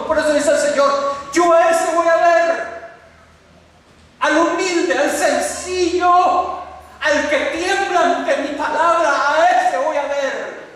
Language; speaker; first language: Spanish; native; Spanish